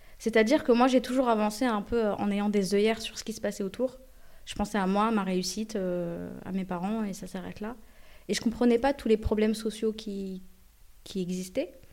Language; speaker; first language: French; early bilingual, other home language; Arabic